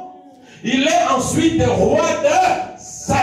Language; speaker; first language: French; non-native, local second language; Lingala